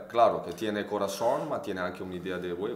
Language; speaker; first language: Spanish; non-native, fluent; Italian